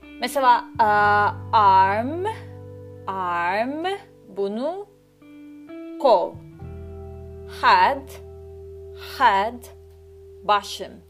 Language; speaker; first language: Turkish; non-native, learner; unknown